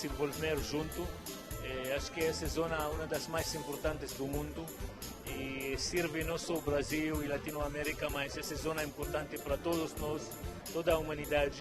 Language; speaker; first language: Portuguese; non-native, fluent; Arabic